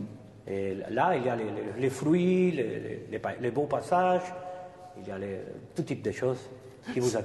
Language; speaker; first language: French; non-native, fluent; Spanish